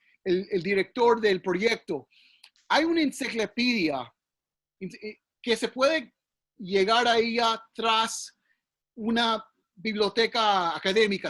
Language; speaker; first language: Spanish; early bilingual, heritage; English